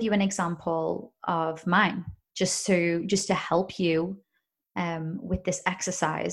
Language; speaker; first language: English; native; English